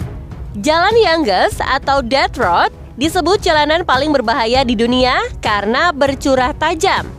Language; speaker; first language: Indonesian; native; Indonesian